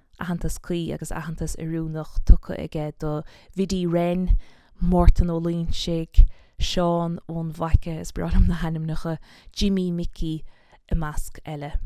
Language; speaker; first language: Irish; native; Irish